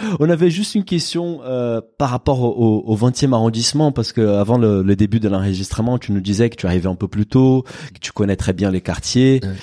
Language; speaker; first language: French; non-native, fluent; Portuguese